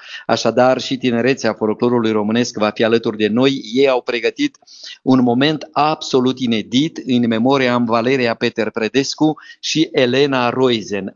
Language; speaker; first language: Romanian; native; Romanian